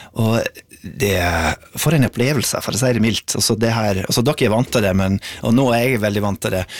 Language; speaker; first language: Norwegian; non-native, fluent; English